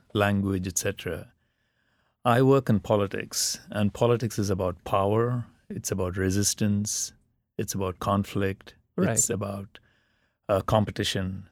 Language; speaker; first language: English; non-native, local second language; Tamil